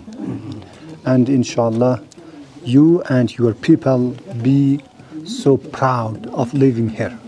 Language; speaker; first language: English; non-native, learner; Persian